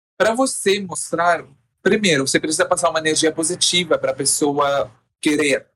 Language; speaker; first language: Portuguese; non-native, fluent; Arabic